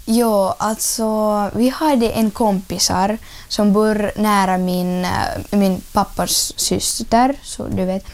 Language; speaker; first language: Swedish; non-native, learner; Russian